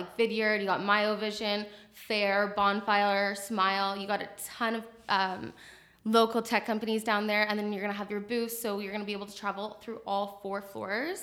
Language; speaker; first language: English; native; English